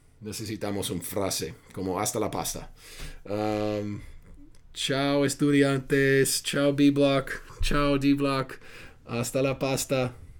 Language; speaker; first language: Spanish; non-native, fluent; English